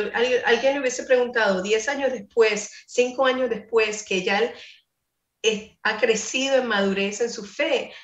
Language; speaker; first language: Spanish; non-native, fluent; English